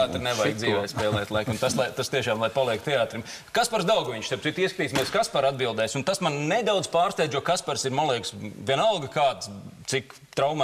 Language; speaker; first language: Latvian; native; Latvian